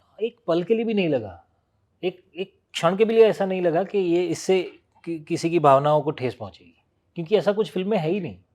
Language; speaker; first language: Hindi; non-native, local second language; Gujarati